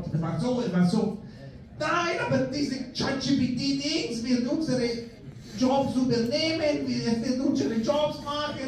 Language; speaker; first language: German; non-native, fluent; Spanish